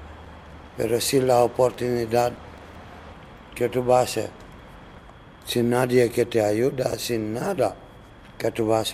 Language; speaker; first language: Spanish; non-native, learner; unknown